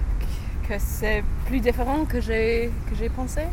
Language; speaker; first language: French; non-native, fluent; English